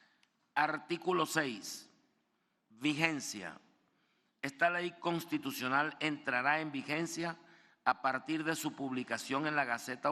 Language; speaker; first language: Spanish; native; Spanish